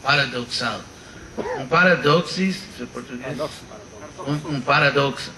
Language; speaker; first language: Portuguese; non-native, fluent; English